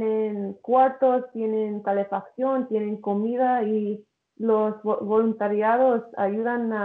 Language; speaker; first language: Spanish; early bilingual, heritage; English